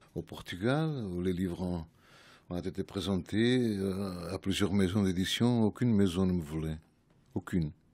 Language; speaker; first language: French; non-native, fluent; Portuguese